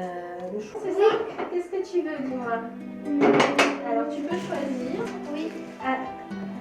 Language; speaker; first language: French; native; French